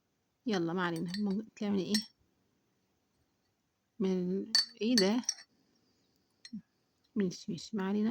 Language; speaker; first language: Arabic; native; Arabic